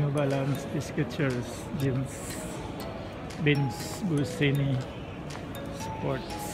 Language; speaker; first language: English; non-native, local second language; Filipino